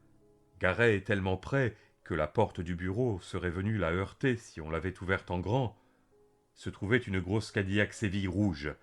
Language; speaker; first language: French; native; French